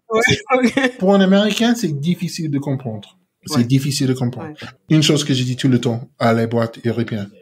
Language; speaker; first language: French; non-native, learner; English